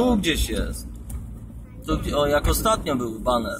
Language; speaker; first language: Polish; native; Polish